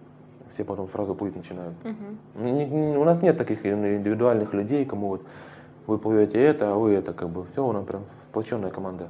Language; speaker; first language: Russian; native; Russian